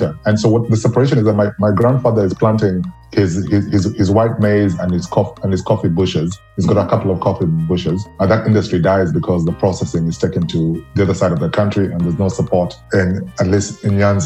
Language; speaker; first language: English; non-native, local second language; Luo (Kenya and Tanzania)